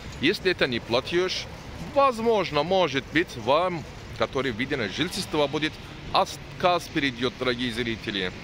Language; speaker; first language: Russian; non-native, learner; Turkish